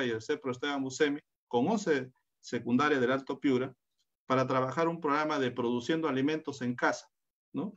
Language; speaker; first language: Spanish; native; Spanish